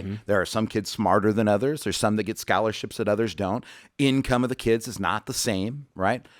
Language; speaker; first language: English; native; English